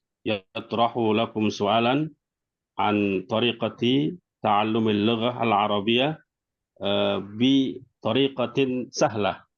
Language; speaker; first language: Arabic; non-native, fluent; Indonesian